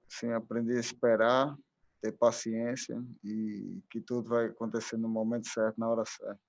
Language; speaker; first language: Portuguese; native; Portuguese